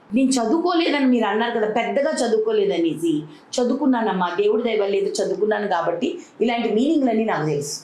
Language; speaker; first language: Telugu; native; Telugu